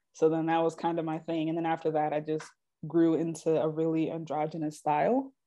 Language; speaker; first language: English; early bilingual, other home language; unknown